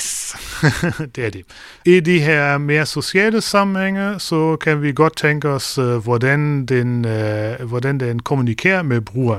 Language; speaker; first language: Danish; non-native, fluent; German